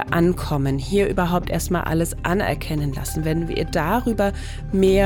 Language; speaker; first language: German; native; German